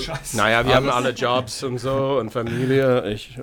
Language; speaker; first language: German; non-native, fluent; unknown